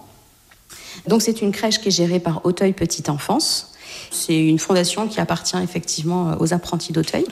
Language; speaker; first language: French; native; French